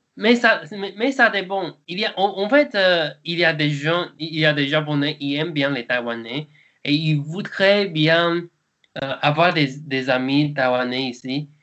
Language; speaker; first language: French; non-native, learner; Chinese